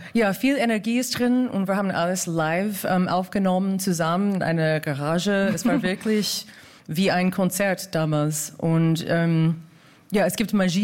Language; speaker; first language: German; non-native, fluent; English